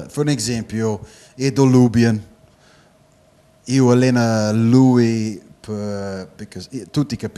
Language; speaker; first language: Italian; non-native, learner; English